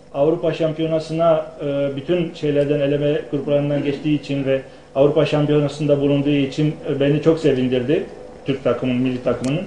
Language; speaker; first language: Turkish; non-native, fluent; Romanian